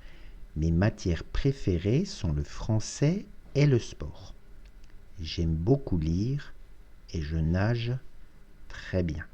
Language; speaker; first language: French; non-native, fluent; Russian